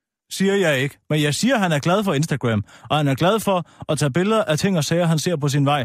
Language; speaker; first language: Danish; native; Danish